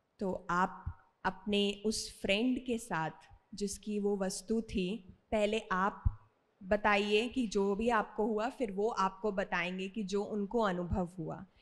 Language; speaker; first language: Hindi; native; Hindi